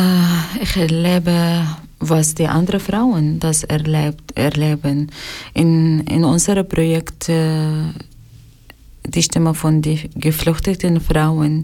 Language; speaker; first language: German; non-native, learner; Arabic